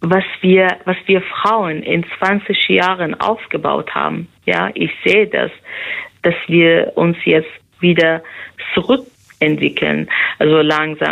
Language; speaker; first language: German; non-native, fluent; Persian